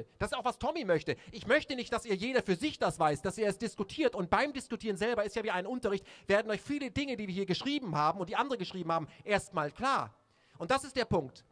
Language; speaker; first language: German; native; German